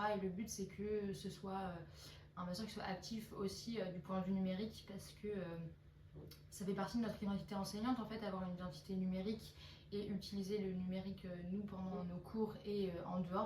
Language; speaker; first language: French; native; French